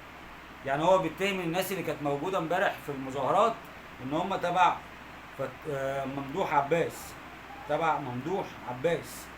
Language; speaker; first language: Arabic; native; Arabic